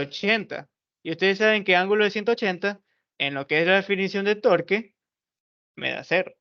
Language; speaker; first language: Spanish; native; Spanish